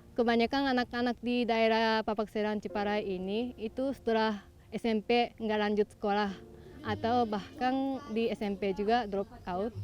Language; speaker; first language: Indonesian; non-native, fluent; Japanese